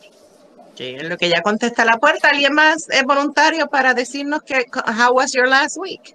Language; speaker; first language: Spanish; native; Spanish